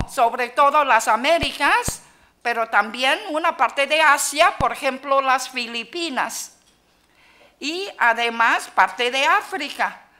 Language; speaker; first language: Spanish; non-native, fluent; Chinese